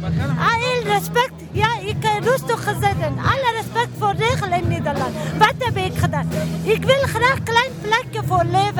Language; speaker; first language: Dutch; non-native, learner; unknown